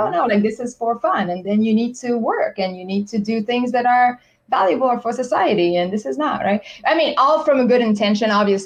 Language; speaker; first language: English; non-native, fluent; French